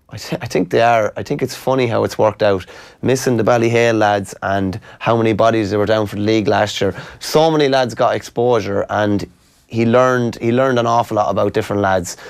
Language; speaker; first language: English; native; English